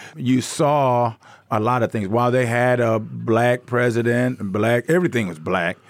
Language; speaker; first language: English; native; English